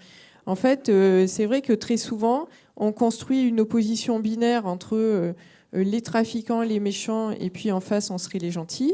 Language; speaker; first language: French; native; French